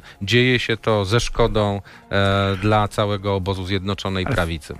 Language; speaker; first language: Polish; native; Polish